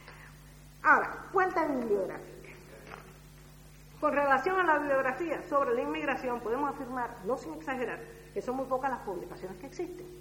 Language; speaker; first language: Spanish; native; Spanish